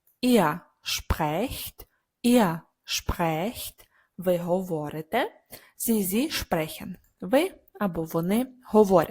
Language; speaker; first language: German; non-native, fluent; Ukrainian